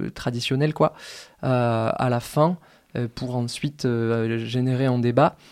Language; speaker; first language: French; native; French